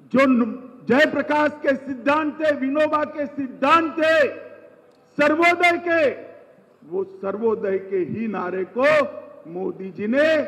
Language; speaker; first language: Hindi; non-native, local second language; Gujarati